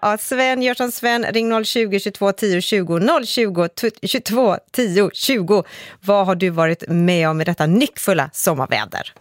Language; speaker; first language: Swedish; native; Swedish